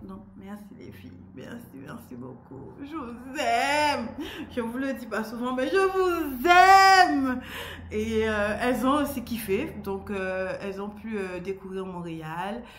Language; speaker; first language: French; native; French